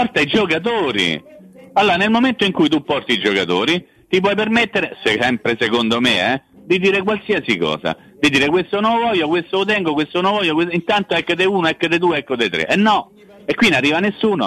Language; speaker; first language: Italian; native; Italian